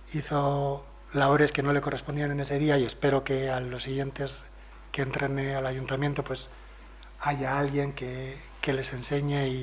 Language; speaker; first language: Spanish; non-native, local second language; Basque